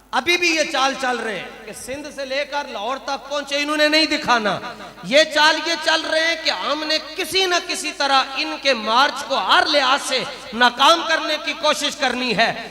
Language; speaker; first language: Urdu; non-native, local second language; Punjabi